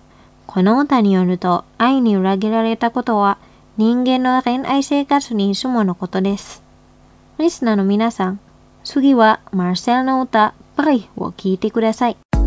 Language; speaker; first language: Japanese; non-native, fluent; Indonesian